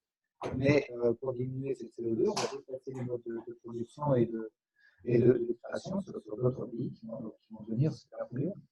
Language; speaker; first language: French; native; French